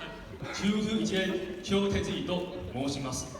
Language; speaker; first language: Japanese; non-native, learner; Min Nan Chinese